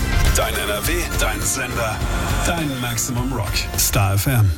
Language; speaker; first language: German; native; German